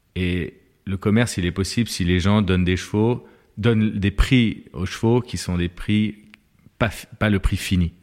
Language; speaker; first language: French; native; French